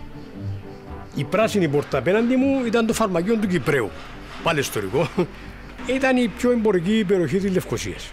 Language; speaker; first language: Greek; native; Greek